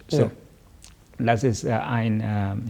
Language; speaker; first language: German; non-native, learner; Kinyarwanda